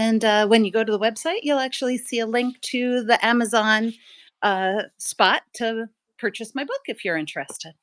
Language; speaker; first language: English; native; English